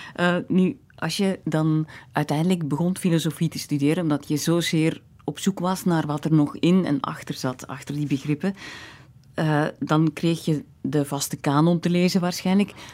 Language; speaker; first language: Dutch; native; Dutch